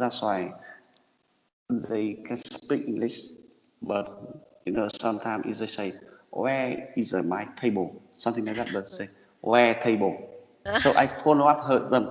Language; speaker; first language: English; non-native, learner; Vietnamese